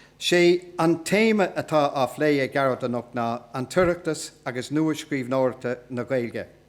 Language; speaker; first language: Irish; non-native, local second language; English